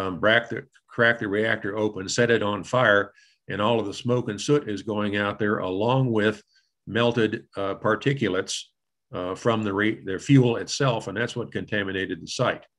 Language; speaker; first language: English; native; English